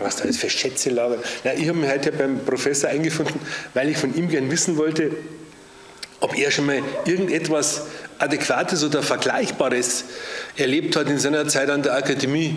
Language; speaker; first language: German; native; German